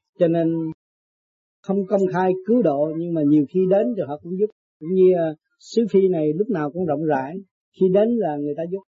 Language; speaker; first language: Vietnamese; native; Vietnamese